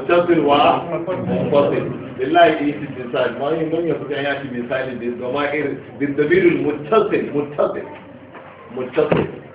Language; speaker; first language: Arabic; non-native, learner; Hausa